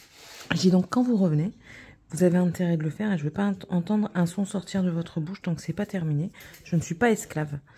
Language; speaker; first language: French; native; French